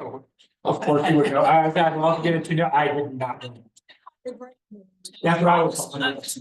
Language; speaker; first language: English; native; English